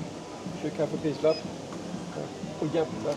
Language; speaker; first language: Swedish; native; Swedish